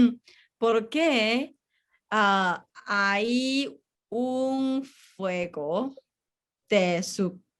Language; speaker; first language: Spanish; non-native, learner; English